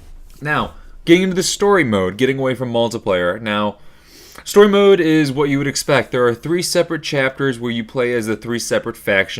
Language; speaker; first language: English; native; English